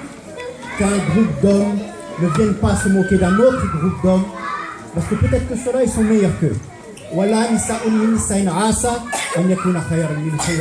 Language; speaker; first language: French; native; French